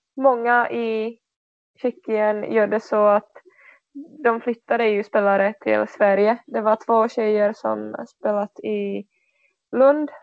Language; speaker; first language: Swedish; non-native, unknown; Czech